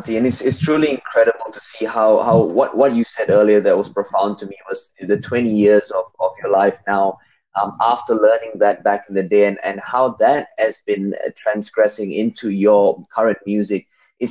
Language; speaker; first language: English; non-native, local second language; Tamil